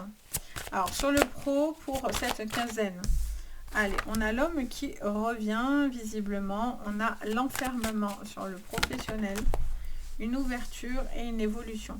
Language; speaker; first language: French; native; French